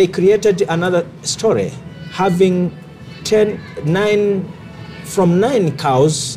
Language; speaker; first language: English; non-native, local second language; Kinyarwanda